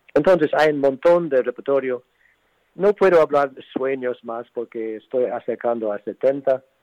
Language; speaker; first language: Spanish; non-native, fluent; English